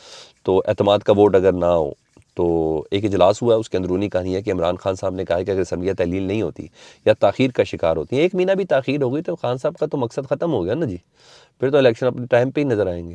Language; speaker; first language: Urdu; native; Urdu